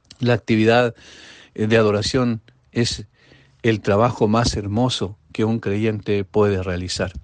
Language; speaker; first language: Spanish; native; Spanish